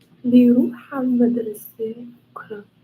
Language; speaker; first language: Arabic; non-native, learner; English